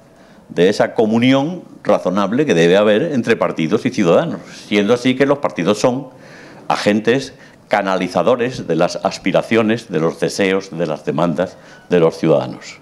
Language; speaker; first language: Spanish; native; Spanish